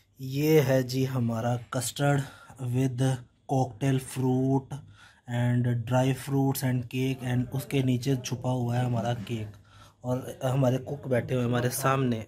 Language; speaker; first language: Urdu; non-native, local second language; Punjabi